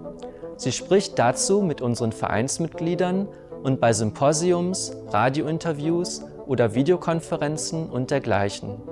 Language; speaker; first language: German; native; German